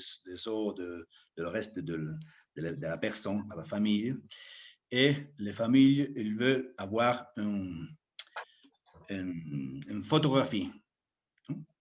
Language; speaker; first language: French; non-native, fluent; Spanish